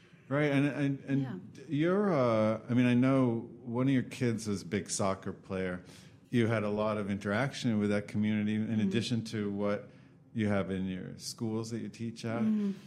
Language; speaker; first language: English; native; English